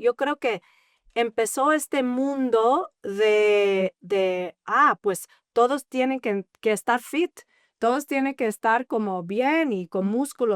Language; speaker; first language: Spanish; early bilingual, heritage; English